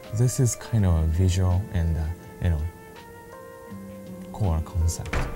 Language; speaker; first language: English; non-native, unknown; Japanese